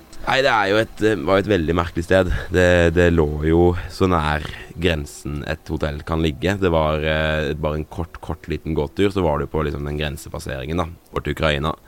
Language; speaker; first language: Norwegian; native; Norwegian